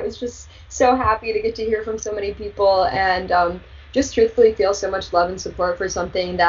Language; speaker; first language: English; native; English